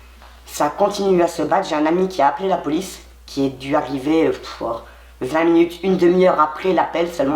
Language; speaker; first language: French; native; French